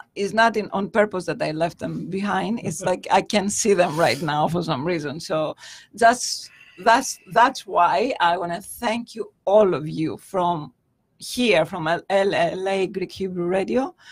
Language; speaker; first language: English; non-native, fluent; Greek